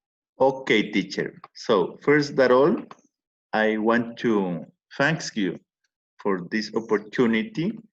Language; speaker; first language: English; non-native, learner; Spanish